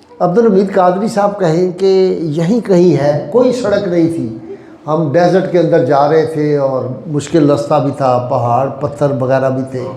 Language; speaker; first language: Urdu; non-native, local second language; Punjabi